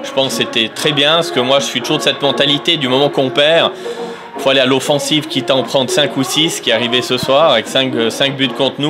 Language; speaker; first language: French; native; French